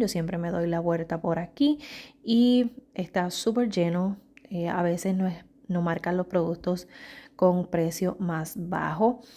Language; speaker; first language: Spanish; native; Spanish